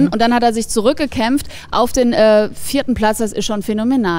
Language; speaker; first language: German; native; German